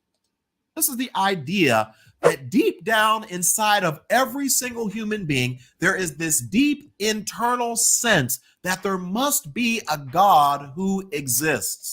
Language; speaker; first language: English; native; English